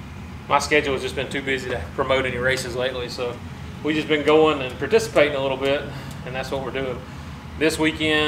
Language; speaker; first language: English; native; English